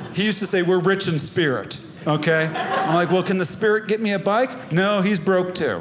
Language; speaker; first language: English; native; English